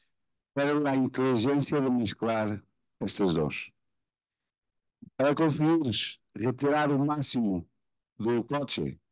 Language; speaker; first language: Spanish; non-native, fluent; Portuguese